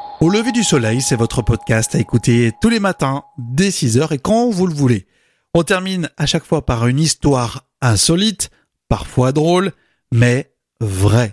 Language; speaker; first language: French; native; French